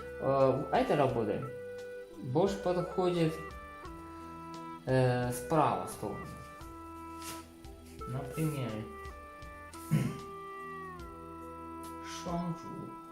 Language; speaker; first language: Russian; non-native, learner; Chinese